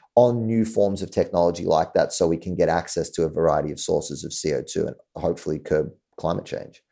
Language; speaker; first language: English; native; English